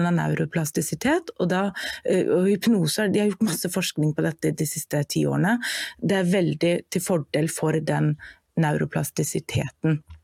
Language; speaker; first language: Norwegian; non-native, fluent; German